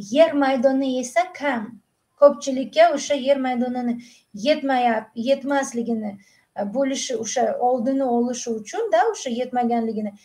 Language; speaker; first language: Uzbek; non-native, local second language; Russian